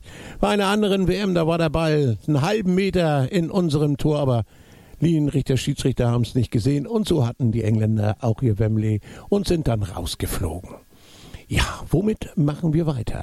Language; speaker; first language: German; native; German